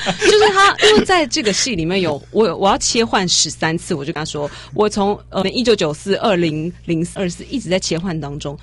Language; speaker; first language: Chinese; native; Chinese